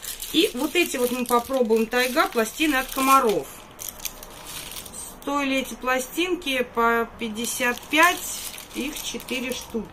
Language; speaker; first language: Russian; native; Russian